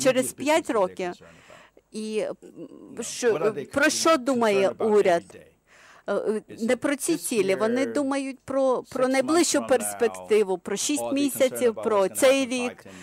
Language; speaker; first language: Ukrainian; non-native, fluent; English